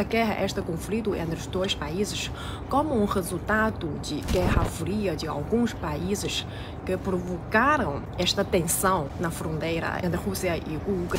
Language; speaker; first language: Portuguese; non-native, fluent; Chinese